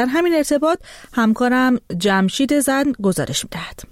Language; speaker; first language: Persian; native; Persian